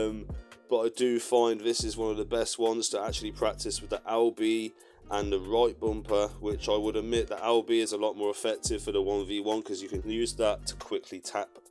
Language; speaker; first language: English; native; English